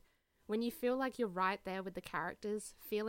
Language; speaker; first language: English; native; English